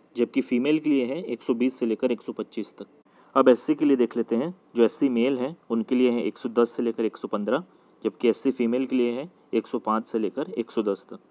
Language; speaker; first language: Hindi; native; Hindi